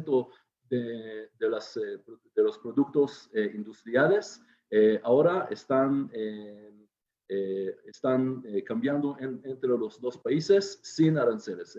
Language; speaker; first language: Spanish; non-native, fluent; Hebrew